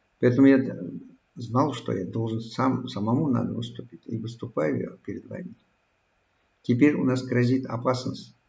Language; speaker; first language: Russian; non-native, local second language; Kazakh